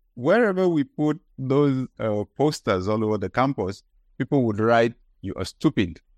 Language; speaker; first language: English; non-native, local second language; Yoruba